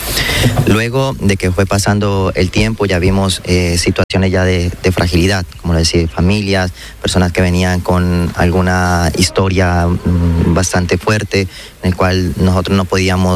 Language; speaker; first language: Spanish; native; Spanish